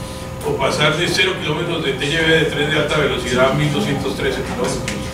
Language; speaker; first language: Spanish; native; Spanish